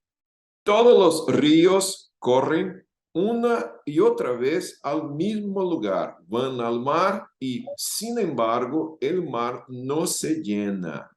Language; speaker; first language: Spanish; non-native, fluent; Portuguese